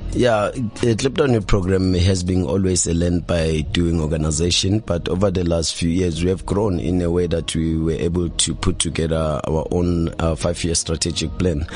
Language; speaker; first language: English; non-native, local second language; Zulu